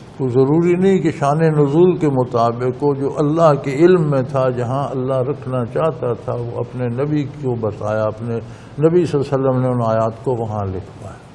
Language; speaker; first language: Urdu; non-native, local second language; Punjabi